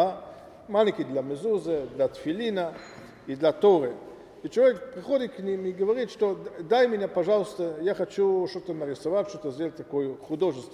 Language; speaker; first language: Russian; non-native, learner; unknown